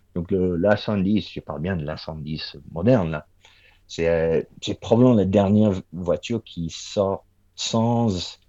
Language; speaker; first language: French; non-native, fluent; English